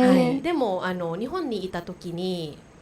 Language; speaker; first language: Japanese; non-native, learner; Thai